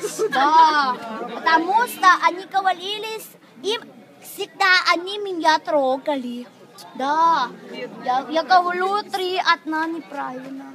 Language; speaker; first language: Russian; non-native, learner; Chinese